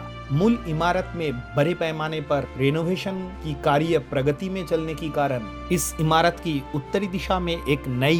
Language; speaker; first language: Hindi; non-native, local second language; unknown